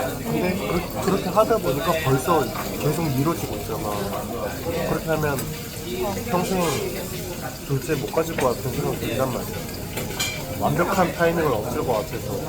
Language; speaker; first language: Korean; native; Korean